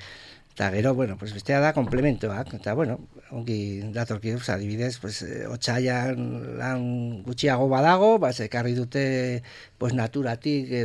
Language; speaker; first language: Basque; non-native, local second language; Spanish